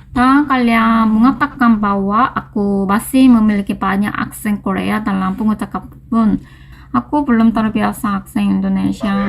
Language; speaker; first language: Indonesian; non-native, learner; Korean